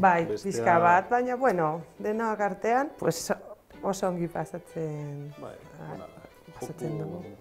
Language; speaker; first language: Basque; non-native, local second language; Spanish